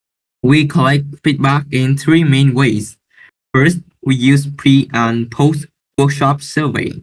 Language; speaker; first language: English; non-native, learner; Vietnamese